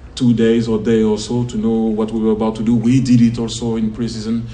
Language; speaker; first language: English; non-native, fluent; French